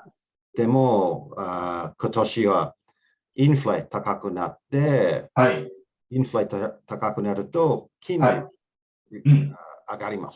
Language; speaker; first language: Japanese; non-native, learner; English